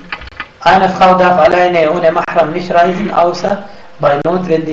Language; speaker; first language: German; non-native, fluent; Arabic